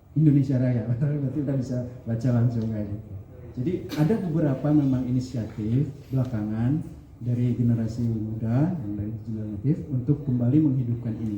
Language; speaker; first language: Indonesian; non-native, local second language; Sundanese